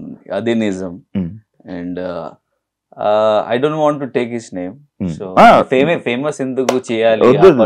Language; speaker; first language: Telugu; non-native, learner; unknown